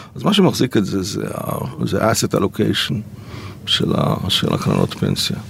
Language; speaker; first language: Hebrew; early bilingual, other home language; Polish